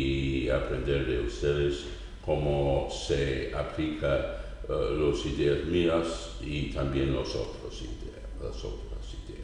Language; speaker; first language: Spanish; non-native, fluent; English